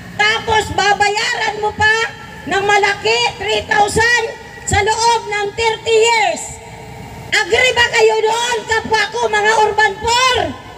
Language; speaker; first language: Filipino; non-native, local second language; Waray